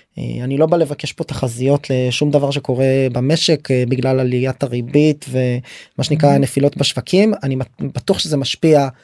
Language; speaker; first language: Hebrew; native; Hebrew